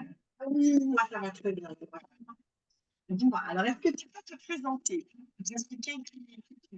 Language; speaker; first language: French; native; French